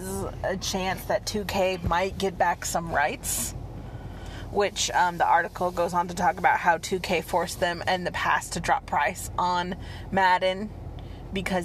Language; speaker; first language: English; native; English